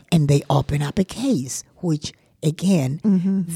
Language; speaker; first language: English; non-native, fluent; Spanish